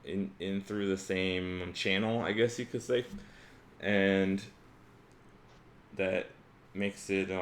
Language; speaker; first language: English; native; English